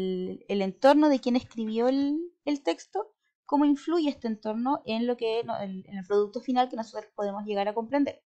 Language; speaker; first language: Spanish; native; Spanish